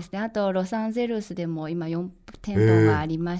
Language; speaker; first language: Japanese; non-native, fluent; Chinese